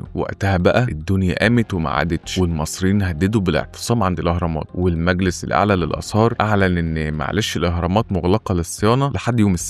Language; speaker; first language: Arabic; native; Arabic